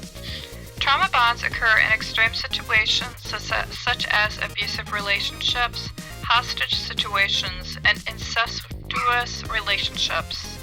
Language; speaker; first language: English; native; English